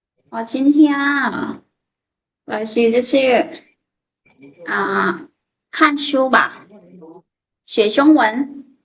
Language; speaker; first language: Chinese; non-native, fluent; Lao